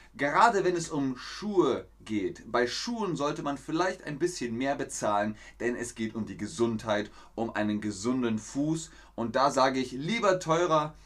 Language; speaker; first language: German; native; German